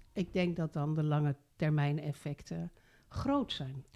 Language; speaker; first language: Dutch; native; Dutch